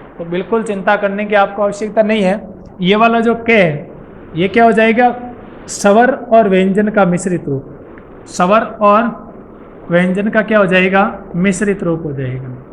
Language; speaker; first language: Hindi; native; Hindi